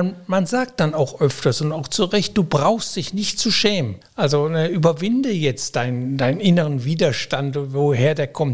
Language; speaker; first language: German; native; German